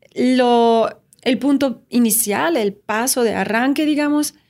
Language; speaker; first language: Spanish; non-native, fluent; Romanian